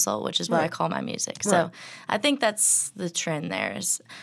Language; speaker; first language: English; native; English